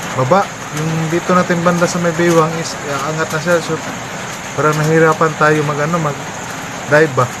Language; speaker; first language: Filipino; non-native, local second language; Cebuano